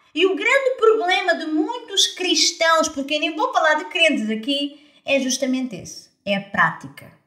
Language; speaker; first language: Portuguese; native; Portuguese